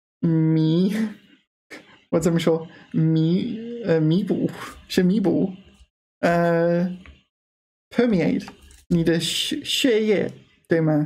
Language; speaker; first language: Chinese; non-native, learner; English